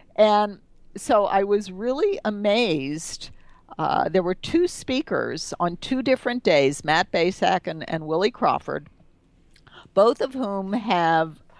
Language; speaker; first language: English; native; English